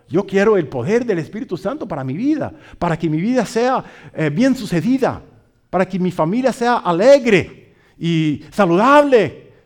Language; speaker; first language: Spanish; non-native, fluent; English